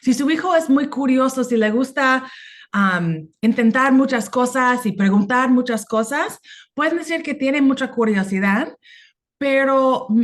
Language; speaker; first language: Spanish; non-native, fluent; English